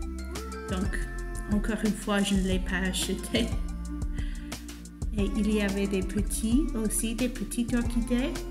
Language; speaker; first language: French; non-native, fluent; English